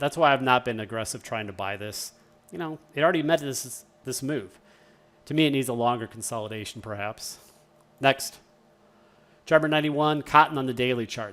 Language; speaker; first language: English; native; English